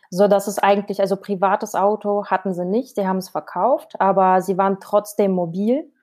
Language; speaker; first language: German; non-native, fluent; Russian